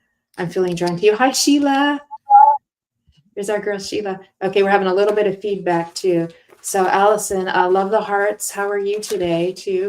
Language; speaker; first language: English; native; English